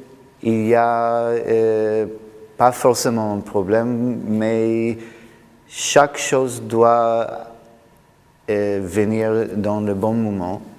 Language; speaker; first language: French; non-native, fluent; English